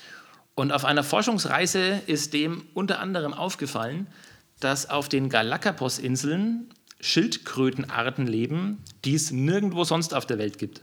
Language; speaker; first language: German; native; German